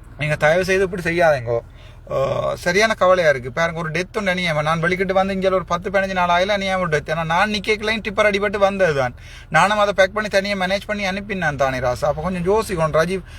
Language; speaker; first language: Tamil; native; Tamil